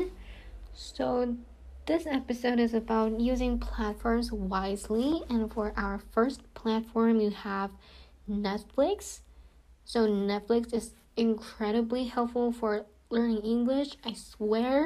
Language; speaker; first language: English; non-native, fluent; Korean